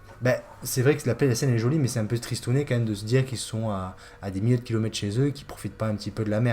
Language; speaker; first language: French; native; French